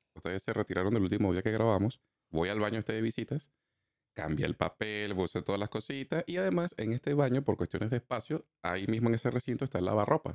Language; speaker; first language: Spanish; native; Spanish